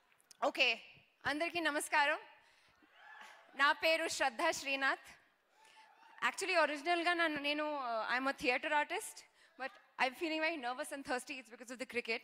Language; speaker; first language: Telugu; non-native, learner; Kannada